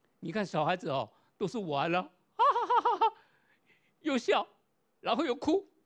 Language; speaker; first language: Chinese; non-native, local second language; Hakka Chinese